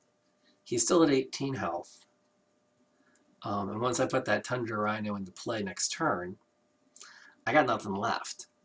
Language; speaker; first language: English; native; English